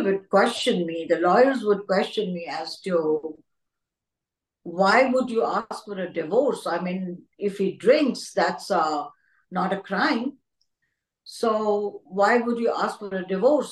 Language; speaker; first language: English; non-native, local second language; Hindi